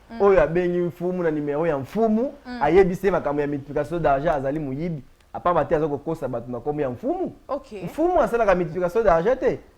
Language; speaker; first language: Lingala; non-native, local second language; Kongo